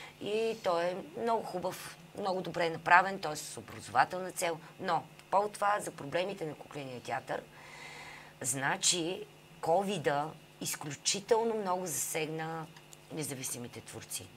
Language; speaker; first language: Bulgarian; native; Bulgarian